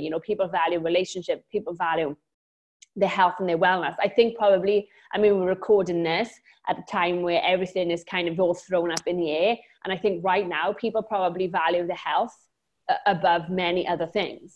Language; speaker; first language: English; native; English